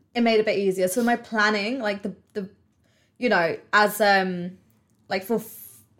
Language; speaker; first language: English; native; English